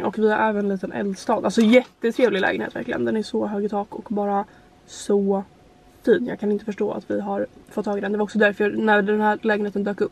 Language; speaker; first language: Swedish; native; Swedish